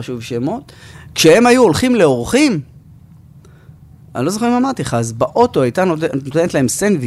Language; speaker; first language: Hebrew; native; Hebrew